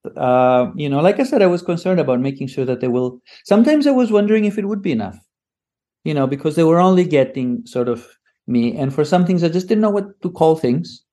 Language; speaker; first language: English; non-native, fluent; Greek